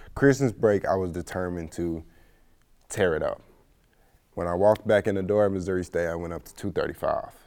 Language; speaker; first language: English; native; English